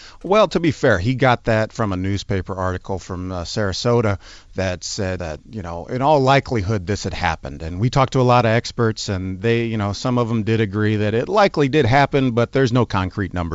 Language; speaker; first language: English; native; English